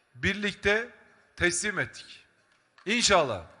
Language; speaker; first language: Turkish; native; Turkish